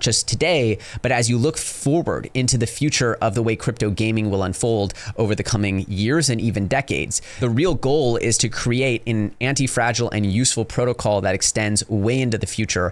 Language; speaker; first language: English; native; English